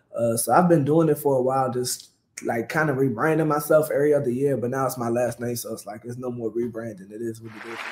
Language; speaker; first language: English; native; English